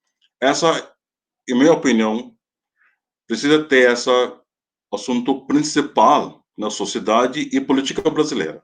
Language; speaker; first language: Portuguese; non-native, fluent; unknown